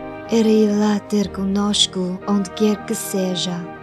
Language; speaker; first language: Portuguese; non-native, learner; Chinese